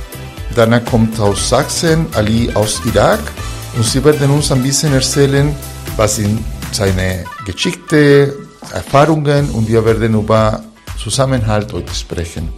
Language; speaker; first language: German; non-native, fluent; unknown